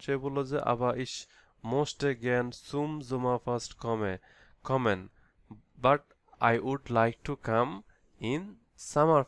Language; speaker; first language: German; non-native, learner; Bangla